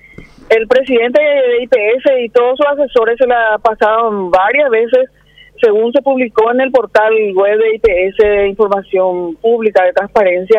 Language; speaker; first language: Spanish; native; Spanish